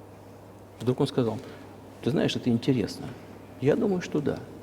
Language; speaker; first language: Russian; native; Russian